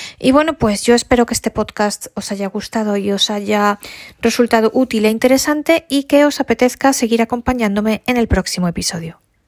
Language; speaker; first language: Spanish; native; Spanish